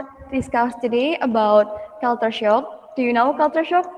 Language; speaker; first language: English; non-native, learner; Indonesian